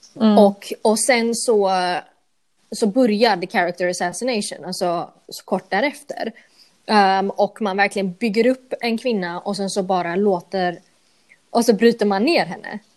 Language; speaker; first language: Swedish; non-native, local second language; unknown